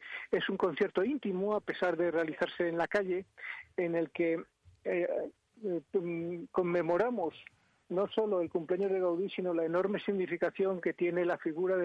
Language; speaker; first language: Spanish; native; Spanish